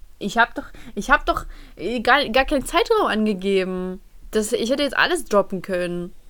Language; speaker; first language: German; early bilingual, other home language; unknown